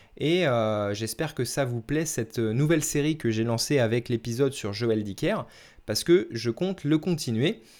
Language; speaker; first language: French; native; French